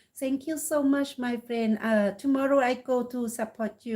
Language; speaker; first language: English; non-native, learner; Thai